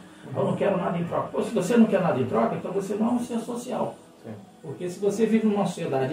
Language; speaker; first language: Portuguese; native; Portuguese